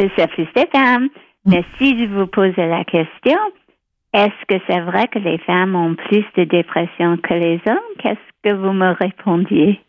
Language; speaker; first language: French; non-native, local second language; English